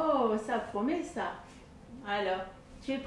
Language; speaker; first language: French; native; French